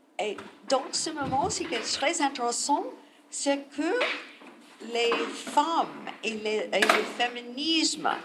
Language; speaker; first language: French; non-native, learner; English